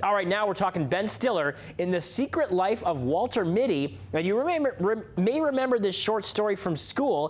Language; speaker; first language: English; native; English